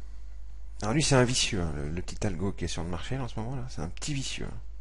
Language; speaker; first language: French; native; French